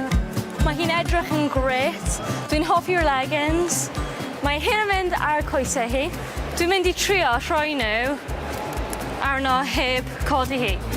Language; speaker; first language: Welsh; non-native, local second language; English